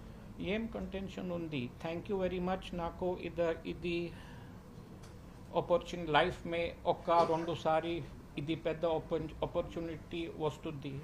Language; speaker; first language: Telugu; early bilingual, heritage; Telugu